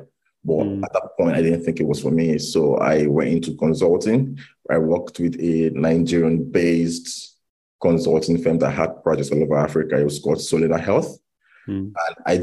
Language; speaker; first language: English; non-native, local second language; Igbo